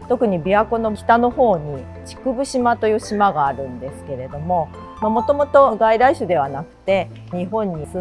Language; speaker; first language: Japanese; native; Japanese